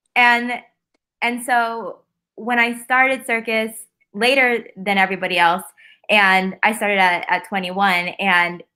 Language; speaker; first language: English; native; English